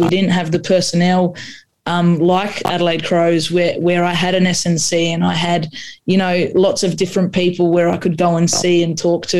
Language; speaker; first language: English; non-native, local second language; Croatian